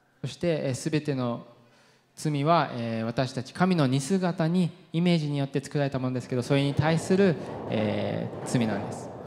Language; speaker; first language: Japanese; non-native, fluent; English